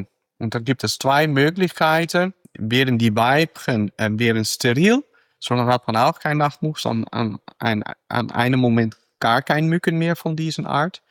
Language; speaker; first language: German; non-native, fluent; Dutch